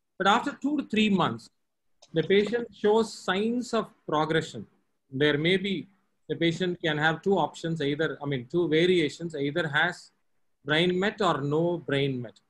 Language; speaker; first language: English; non-native, local second language; Tamil